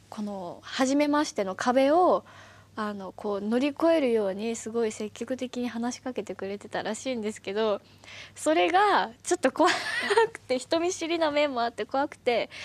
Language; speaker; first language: Japanese; native; Japanese